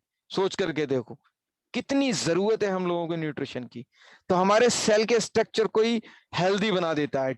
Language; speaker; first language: Hindi; native; Hindi